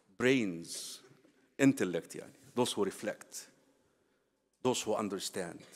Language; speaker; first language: English; non-native, fluent; Arabic